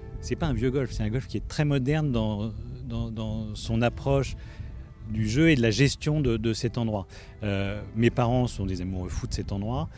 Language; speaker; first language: French; native; French